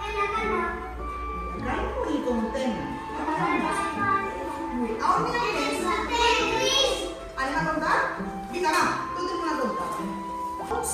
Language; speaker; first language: Catalan; native; Catalan